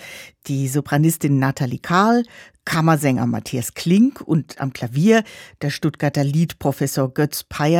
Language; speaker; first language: German; native; German